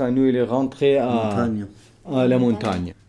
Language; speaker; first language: French; non-native, learner; Kurdish